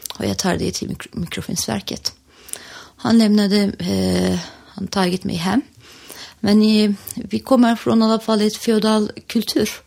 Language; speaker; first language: Swedish; non-native, fluent; Turkish